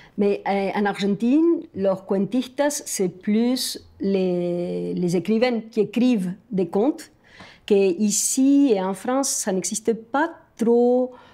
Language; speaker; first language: French; non-native, fluent; Spanish